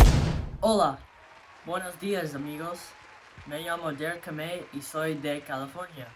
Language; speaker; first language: Spanish; non-native, learner; English